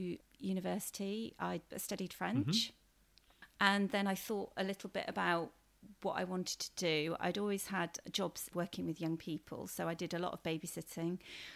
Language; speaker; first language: English; native; English